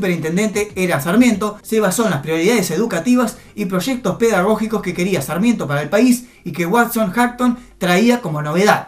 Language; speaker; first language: Spanish; native; Spanish